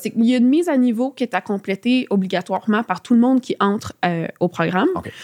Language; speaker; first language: French; native; French